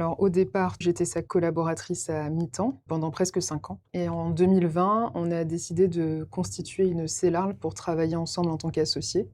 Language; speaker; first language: French; native; French